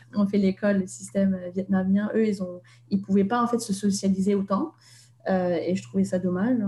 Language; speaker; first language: French; non-native, fluent; Vietnamese